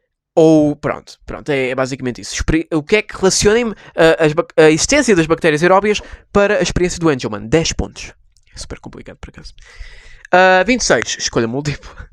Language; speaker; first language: Portuguese; native; Portuguese